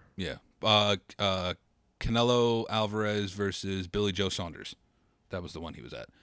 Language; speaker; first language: English; early bilingual, other home language; Spanish